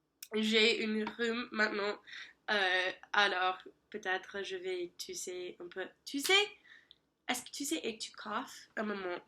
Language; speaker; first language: French; non-native, learner; English